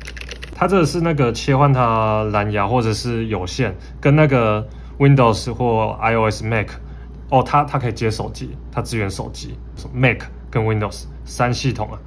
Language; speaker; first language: Chinese; native; Chinese